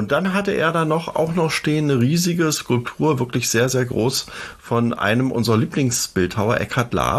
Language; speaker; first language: German; native; German